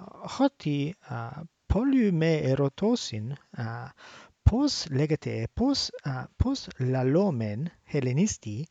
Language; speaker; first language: Greek; non-native, learner; English